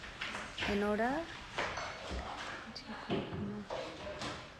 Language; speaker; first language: Tamil; non-native, fluent; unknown